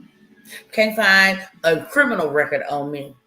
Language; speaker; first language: English; native; English